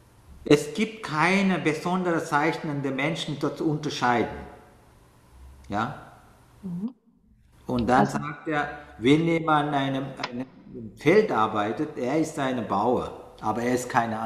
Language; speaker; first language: German; non-native, fluent; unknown